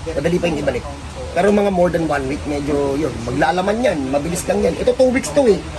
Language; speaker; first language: Filipino; native; Filipino